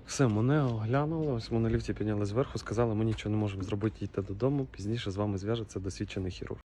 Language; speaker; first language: Ukrainian; native; Ukrainian